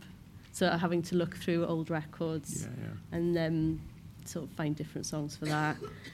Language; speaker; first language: English; non-native, local second language; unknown